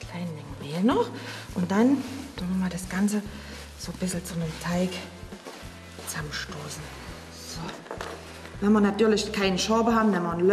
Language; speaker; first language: German; native; German